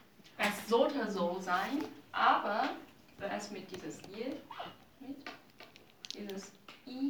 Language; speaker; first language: German; non-native, learner; Chinese